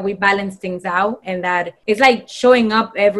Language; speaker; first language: English; non-native, fluent; Spanish